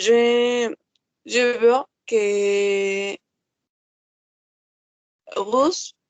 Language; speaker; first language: French; non-native, learner; Spanish